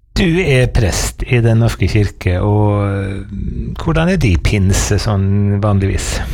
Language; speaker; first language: Norwegian; native; Norwegian